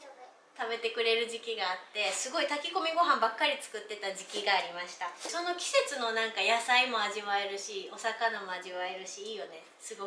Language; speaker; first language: Japanese; native; Japanese